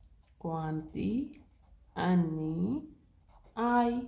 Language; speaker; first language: Italian; non-native, learner; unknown